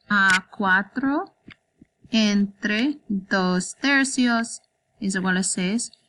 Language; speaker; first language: Spanish; non-native, learner; English